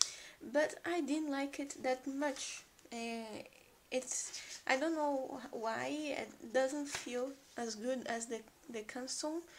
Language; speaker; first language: English; non-native, fluent; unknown